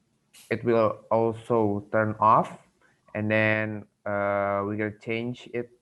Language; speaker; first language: English; non-native, learner; Indonesian